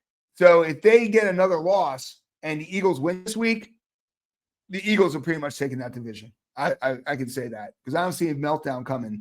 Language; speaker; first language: English; native; English